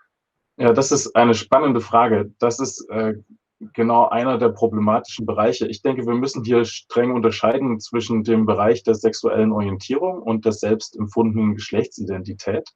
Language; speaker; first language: German; native; German